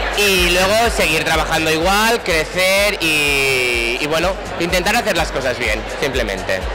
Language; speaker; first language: Spanish; non-native, local second language; Catalan